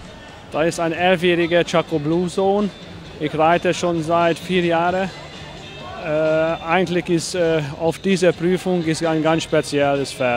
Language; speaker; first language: German; non-native, learner; Hungarian